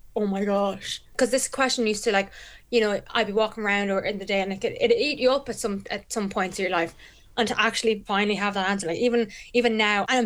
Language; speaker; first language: English; native; English